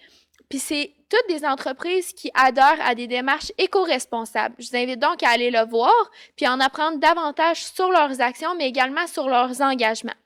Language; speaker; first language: French; native; French